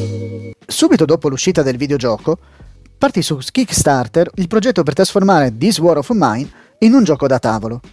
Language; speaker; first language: Italian; native; Italian